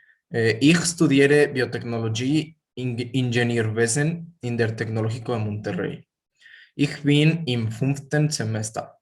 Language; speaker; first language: German; non-native, learner; Spanish